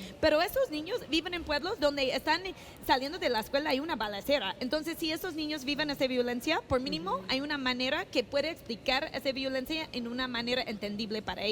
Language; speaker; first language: Spanish; non-native, fluent; English